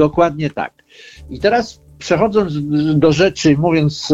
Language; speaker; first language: Polish; native; Polish